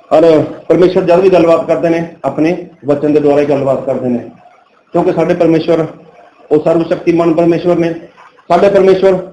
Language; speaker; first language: Hindi; non-native, local second language; Punjabi